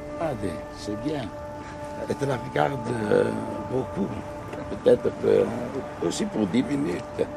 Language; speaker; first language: French; non-native, fluent; Italian